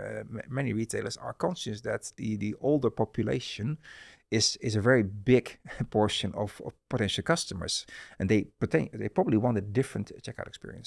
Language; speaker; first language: English; non-native, fluent; Dutch